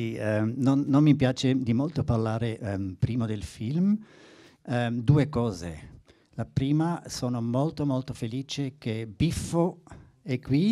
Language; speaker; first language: Italian; non-native, learner; German